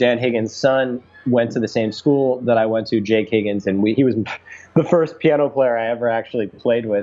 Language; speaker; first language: English; native; English